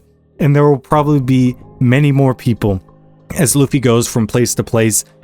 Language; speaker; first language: English; native; English